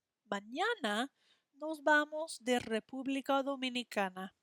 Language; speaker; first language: Spanish; non-native, fluent; English